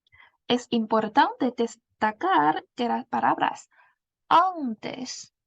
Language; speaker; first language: Spanish; non-native, fluent; Chinese